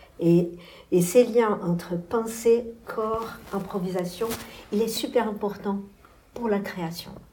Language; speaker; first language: French; non-native, fluent; Portuguese